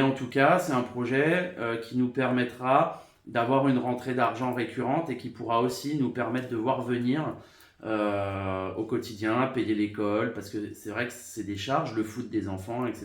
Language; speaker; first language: French; native; French